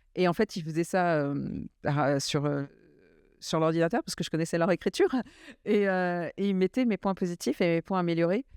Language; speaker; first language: French; early bilingual, other home language; Arabic